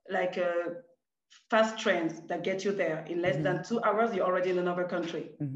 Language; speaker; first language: English; non-native, fluent; French